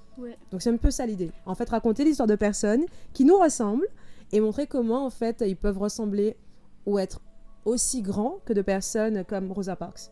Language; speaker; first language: French; native; French